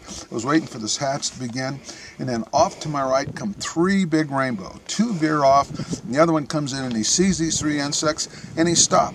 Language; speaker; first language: English; native; English